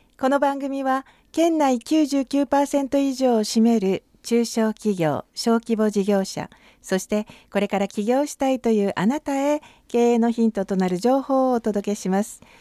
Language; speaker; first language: Japanese; native; Japanese